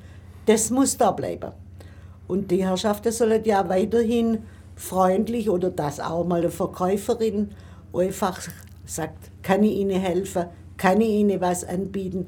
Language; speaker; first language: German; native; German